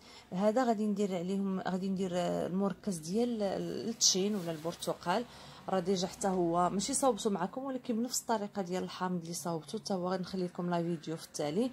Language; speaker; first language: Arabic; native; Arabic